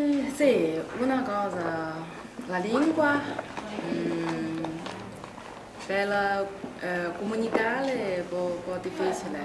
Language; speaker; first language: Italian; non-native, learner; Chinese